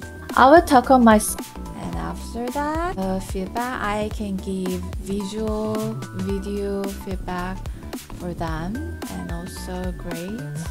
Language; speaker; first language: English; non-native, fluent; Korean